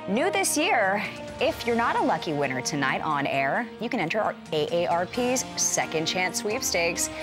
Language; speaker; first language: English; native; English